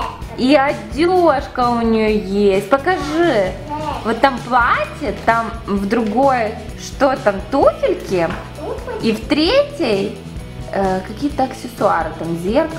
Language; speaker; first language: Russian; native; Russian